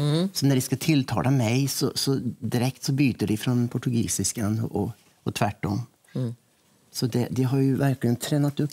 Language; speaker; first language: Swedish; native; Swedish